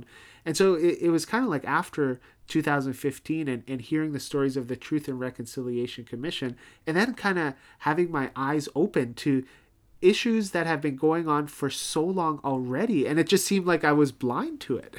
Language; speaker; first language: English; native; English